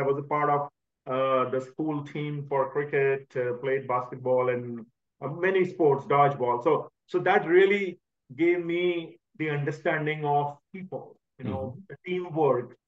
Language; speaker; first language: English; non-native, local second language; Hindi